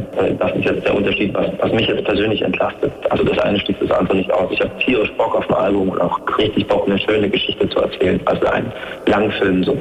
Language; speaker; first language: German; native; German